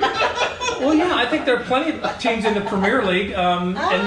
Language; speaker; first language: English; native; English